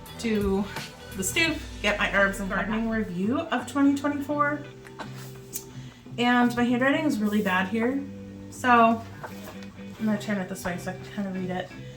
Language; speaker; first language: English; native; English